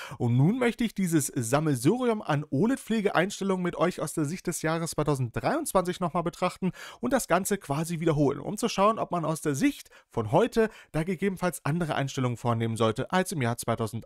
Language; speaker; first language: German; native; German